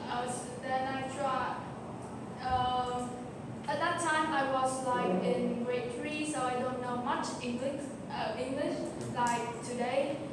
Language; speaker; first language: English; non-native, learner; Vietnamese